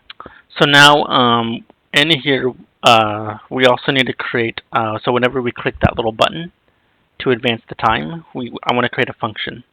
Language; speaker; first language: English; native; English